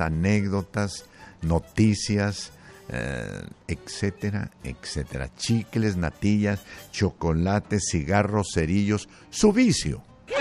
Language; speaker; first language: Spanish; native; Spanish